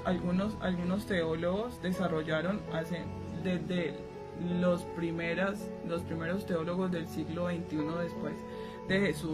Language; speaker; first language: Spanish; native; Spanish